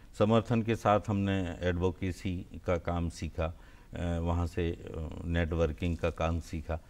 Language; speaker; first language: Hindi; native; Hindi